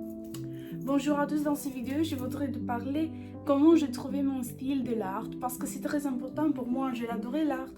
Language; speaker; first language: French; non-native, learner; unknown